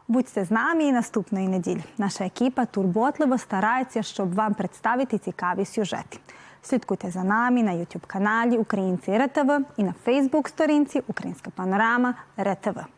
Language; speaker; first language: Ukrainian; early bilingual, heritage; Ukrainian